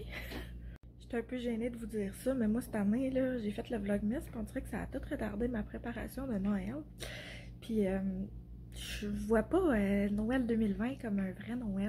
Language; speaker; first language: French; native; French